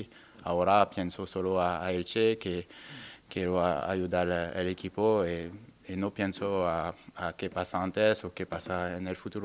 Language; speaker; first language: Spanish; non-native, learner; French